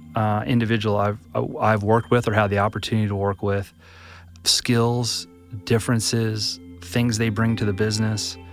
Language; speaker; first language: English; native; English